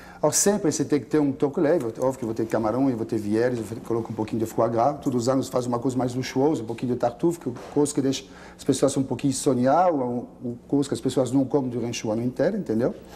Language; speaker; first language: Portuguese; non-native, fluent; French